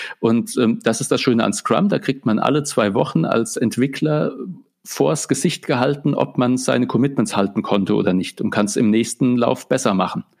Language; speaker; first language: German; native; German